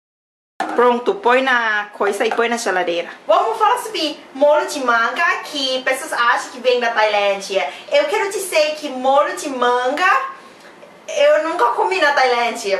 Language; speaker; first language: Portuguese; non-native, fluent; Thai